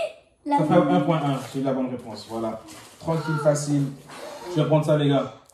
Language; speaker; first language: French; native; French